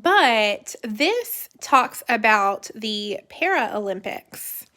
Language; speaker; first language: English; native; English